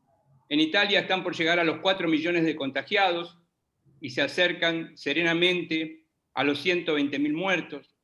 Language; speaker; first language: Spanish; native; Spanish